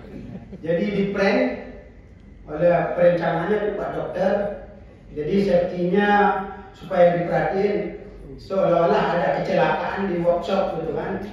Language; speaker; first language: Indonesian; native; Indonesian